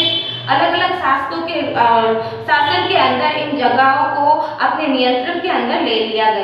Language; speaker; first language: Hindi; native; Hindi